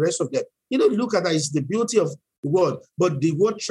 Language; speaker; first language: English; non-native, local second language; Yoruba